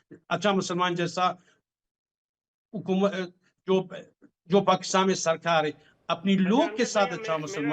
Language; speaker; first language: Hindi; non-native, fluent; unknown